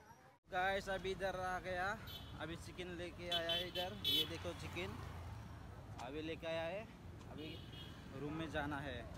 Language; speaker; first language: Hindi; non-native, local second language; Bodo